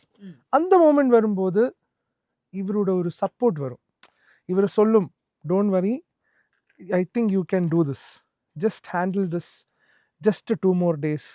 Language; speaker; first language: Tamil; non-native, learner; Malayalam